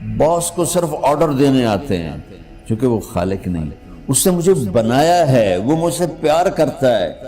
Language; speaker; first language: Urdu; non-native, local second language; Punjabi